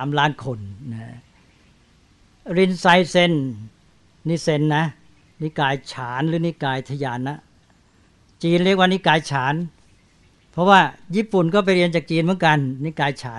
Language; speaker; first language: Thai; native; Thai